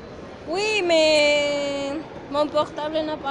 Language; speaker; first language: French; non-native, learner; Spanish